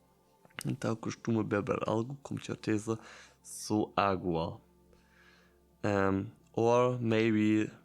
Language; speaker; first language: Portuguese; non-native, learner; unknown